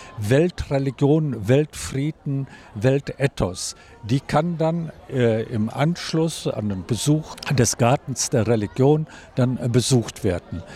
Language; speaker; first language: German; native; German